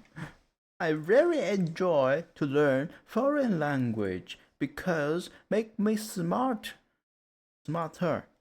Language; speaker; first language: English; non-native, learner; Japanese